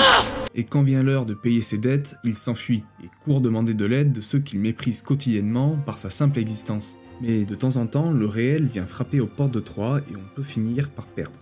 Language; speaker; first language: French; native; French